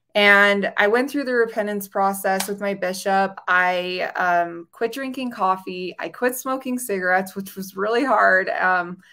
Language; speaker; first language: English; native; English